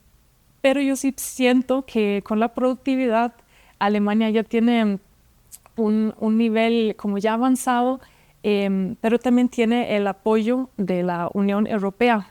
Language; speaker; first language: Spanish; non-native, fluent; German